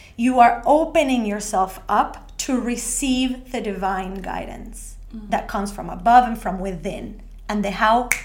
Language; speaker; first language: English; non-native, fluent; Spanish